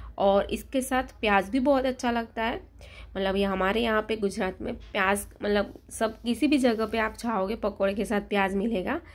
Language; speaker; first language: Hindi; non-native, local second language; Gujarati